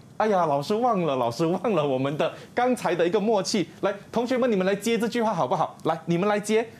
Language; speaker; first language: Chinese; native; Chinese